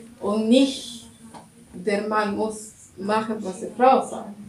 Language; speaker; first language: German; non-native, learner; Russian